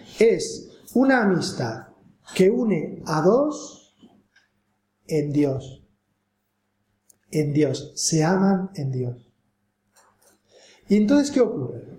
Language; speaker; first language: Spanish; native; Spanish